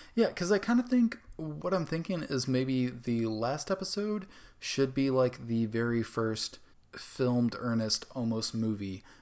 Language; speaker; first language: English; native; English